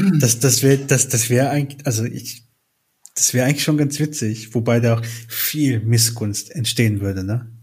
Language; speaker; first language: German; early bilingual, other home language; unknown